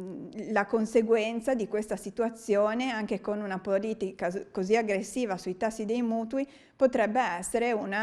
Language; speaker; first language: Italian; native; Italian